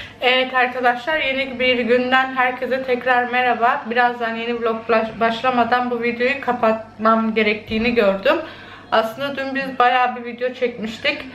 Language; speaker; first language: Turkish; early bilingual, heritage; Turkish